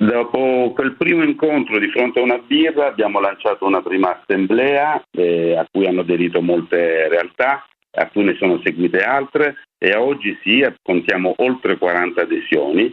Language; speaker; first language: Italian; native; Italian